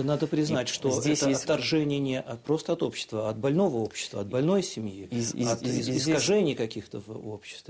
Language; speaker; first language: Russian; native; Russian